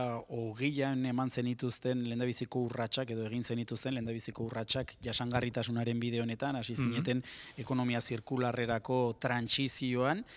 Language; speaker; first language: Basque; native; Basque